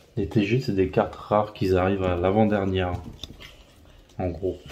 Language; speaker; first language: French; native; French